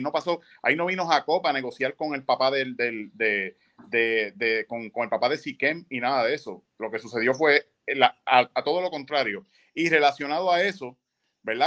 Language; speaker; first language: Spanish; native; Spanish